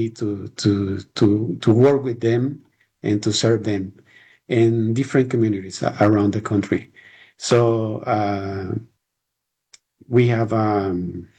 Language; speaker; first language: English; non-native, learner; Spanish